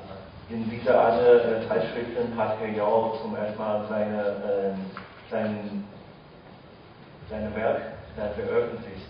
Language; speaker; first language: German; non-native, fluent; Chinese